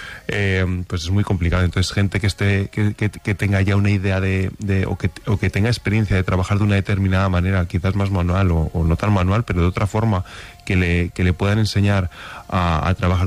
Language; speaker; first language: Spanish; native; Spanish